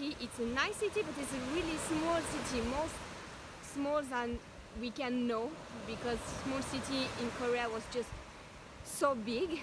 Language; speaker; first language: English; non-native, learner; French